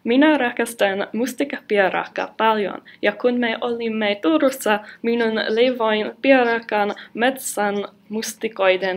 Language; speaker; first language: Finnish; non-native, learner; English